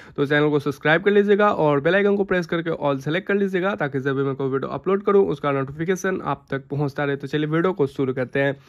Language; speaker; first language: Hindi; native; Hindi